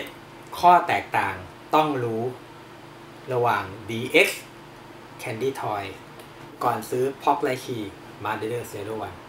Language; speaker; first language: Thai; native; Thai